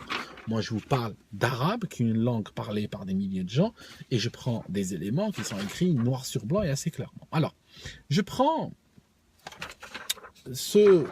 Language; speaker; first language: French; native; French